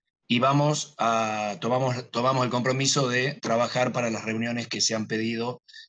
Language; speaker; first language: Spanish; native; Spanish